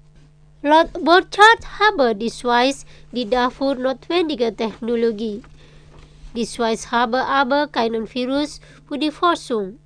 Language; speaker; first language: German; non-native, fluent; Indonesian